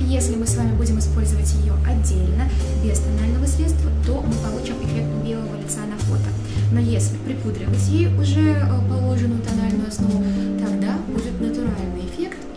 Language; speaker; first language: Russian; native; Russian